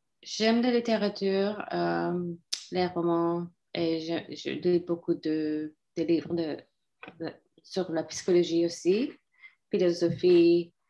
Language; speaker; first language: French; non-native, fluent; Turkish